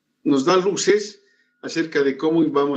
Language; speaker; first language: Spanish; native; Spanish